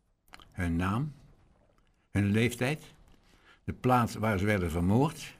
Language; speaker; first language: Dutch; native; Dutch